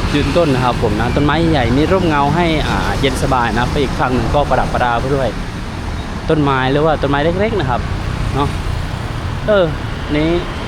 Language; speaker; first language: Thai; non-native, fluent; Lao